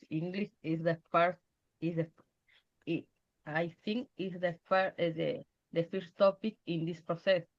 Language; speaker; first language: English; non-native, learner; Spanish